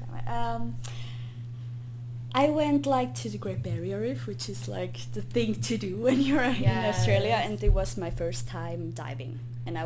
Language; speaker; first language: English; non-native, fluent; Swiss German